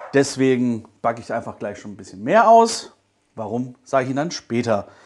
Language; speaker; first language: German; native; German